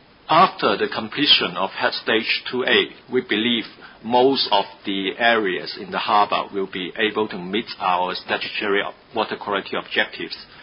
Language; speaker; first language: English; non-native, local second language; Cantonese